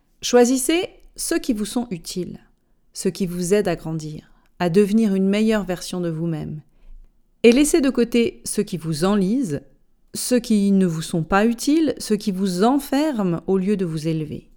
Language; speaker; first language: French; native; French